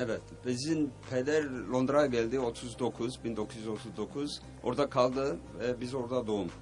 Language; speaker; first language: Turkish; early bilingual, heritage; Turkish